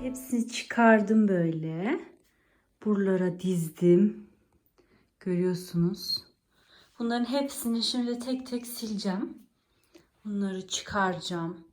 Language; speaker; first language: Turkish; early bilingual, heritage; Turkish